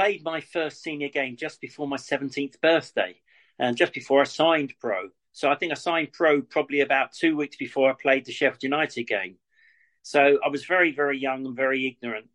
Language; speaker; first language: English; native; English